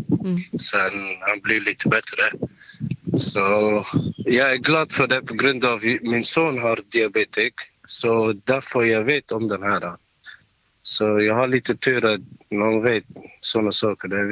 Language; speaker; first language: Swedish; non-native, learner; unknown